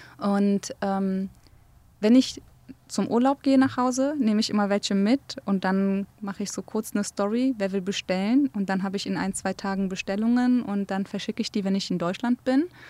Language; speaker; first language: German; early bilingual, other home language; Central Kurdish